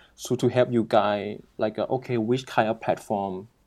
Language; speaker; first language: English; non-native, learner; Thai